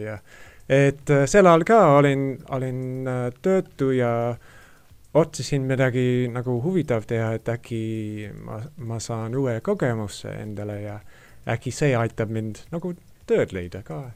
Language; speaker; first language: Estonian; non-native, fluent; English